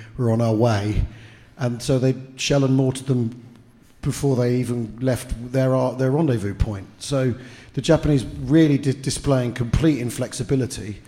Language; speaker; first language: English; native; English